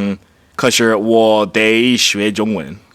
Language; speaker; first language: Chinese; non-native, learner; English